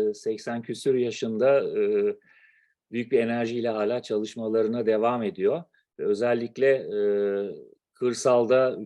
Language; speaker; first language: Turkish; native; Turkish